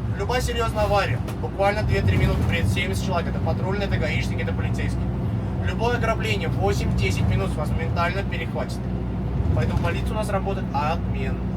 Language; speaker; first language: Russian; non-native, fluent; Vietnamese